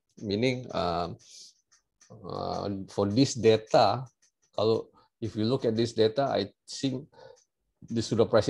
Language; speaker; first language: English; non-native, local second language; Malay